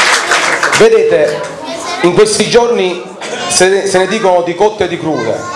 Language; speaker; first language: Italian; native; Italian